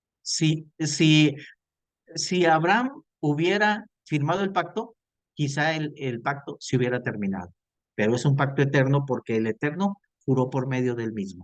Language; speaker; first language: Spanish; native; Spanish